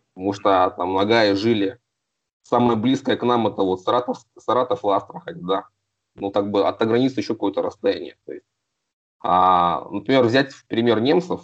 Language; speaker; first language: Russian; native; Russian